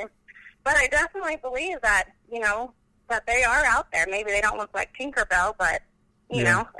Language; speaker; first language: English; native; English